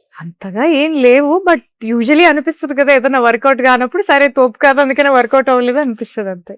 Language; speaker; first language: Telugu; native; Telugu